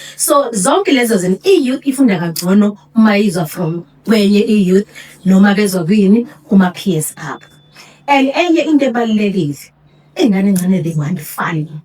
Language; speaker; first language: Zulu; native; Zulu